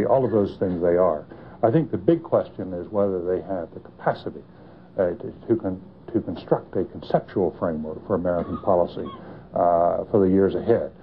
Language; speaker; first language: English; native; English